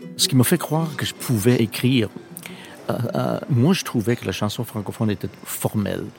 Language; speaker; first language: French; non-native, local second language; English